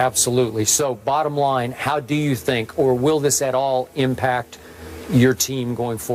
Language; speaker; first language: English; native; English